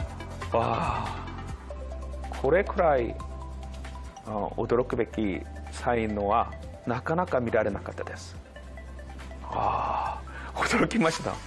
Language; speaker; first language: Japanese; non-native, fluent; Korean